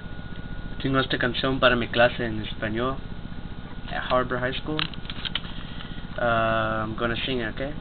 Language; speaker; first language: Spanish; non-native, learner; English